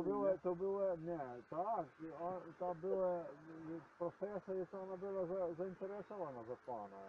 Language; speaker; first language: Polish; non-native, learner; Ukrainian